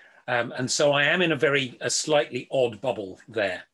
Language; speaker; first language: English; native; English